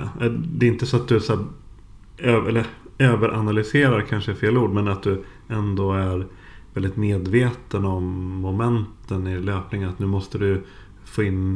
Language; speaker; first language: Swedish; native; Swedish